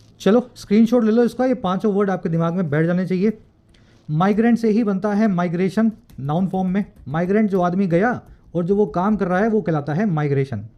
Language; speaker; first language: Hindi; native; Hindi